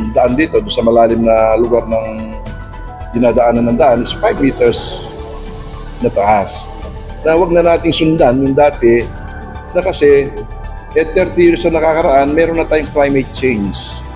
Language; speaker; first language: Filipino; non-native, local second language; Pampanga